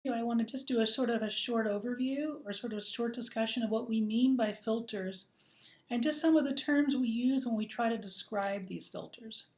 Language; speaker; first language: English; native; English